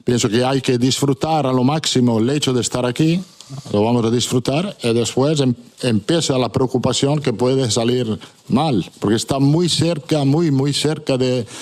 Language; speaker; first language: Spanish; non-native, fluent; Italian